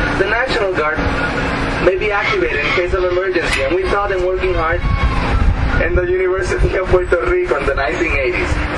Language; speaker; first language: English; non-native, fluent; Spanish